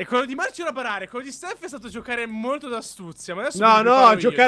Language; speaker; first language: Italian; native; Italian